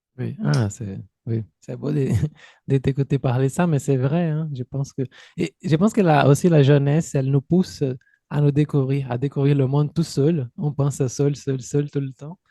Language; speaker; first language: French; non-native, fluent; Portuguese